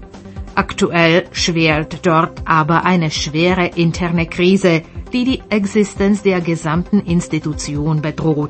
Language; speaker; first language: German; native; German